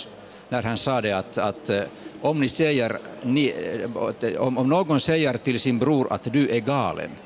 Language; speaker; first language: Swedish; non-native, fluent; Finnish